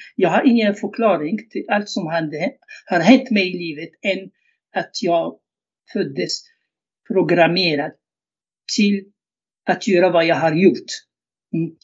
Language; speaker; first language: Swedish; non-native, fluent; Arabic